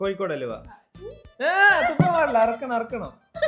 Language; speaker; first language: Malayalam; native; Malayalam